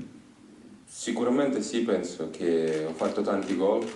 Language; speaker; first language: Italian; non-native, learner; Ukrainian